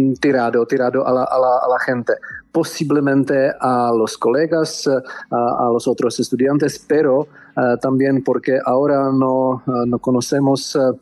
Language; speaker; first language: Spanish; non-native, learner; Czech